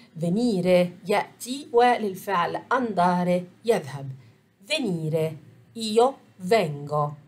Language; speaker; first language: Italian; non-native, fluent; Arabic